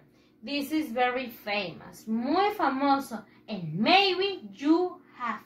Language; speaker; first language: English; non-native, fluent; Spanish